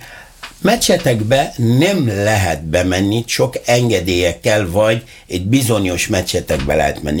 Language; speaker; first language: Hungarian; non-native, learner; Arabic